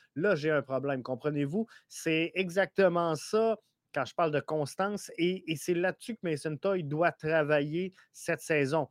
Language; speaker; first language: French; native; French